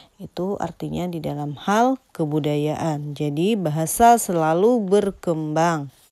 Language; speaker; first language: Indonesian; native; Indonesian